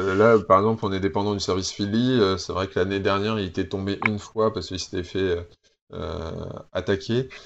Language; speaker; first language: French; native; French